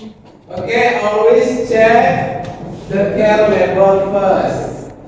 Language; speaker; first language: English; non-native, learner; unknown